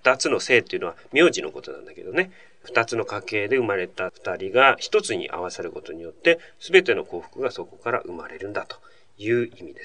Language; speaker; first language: Japanese; native; Japanese